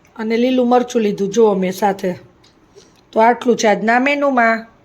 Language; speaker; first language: Gujarati; native; Gujarati